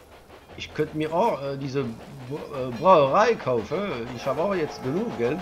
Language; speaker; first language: German; non-native, learner; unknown